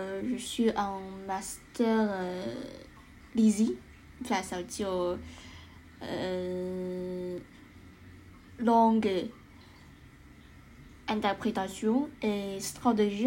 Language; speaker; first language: French; non-native, learner; Chinese